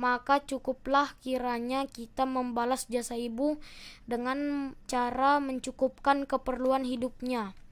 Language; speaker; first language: Indonesian; native; Indonesian